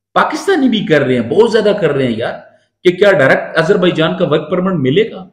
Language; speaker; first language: Urdu; non-native, local second language; Punjabi